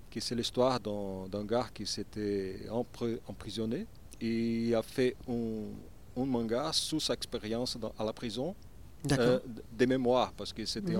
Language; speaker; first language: French; non-native, learner; Portuguese